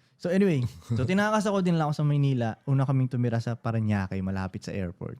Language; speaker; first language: Filipino; non-native, local second language; Cebuano